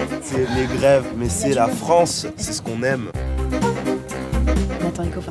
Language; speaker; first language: French; native; French